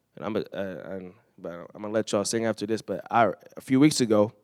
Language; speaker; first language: English; native; English